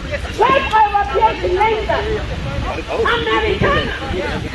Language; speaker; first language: German; non-native, learner; Yoruba